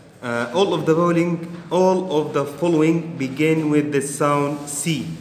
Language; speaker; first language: English; non-native, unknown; Arabic